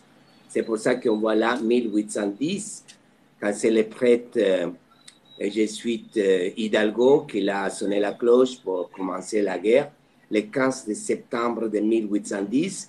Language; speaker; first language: French; non-native, fluent; Spanish